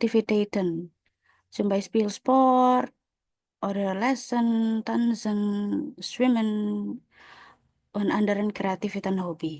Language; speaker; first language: German; non-native, learner; Indonesian